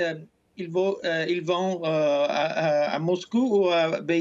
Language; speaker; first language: French; non-native, fluent; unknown